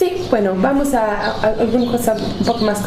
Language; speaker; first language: Spanish; non-native, learner; English